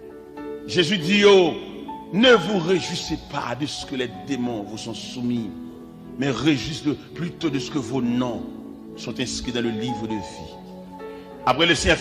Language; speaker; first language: French; non-native, local second language; Haitian Creole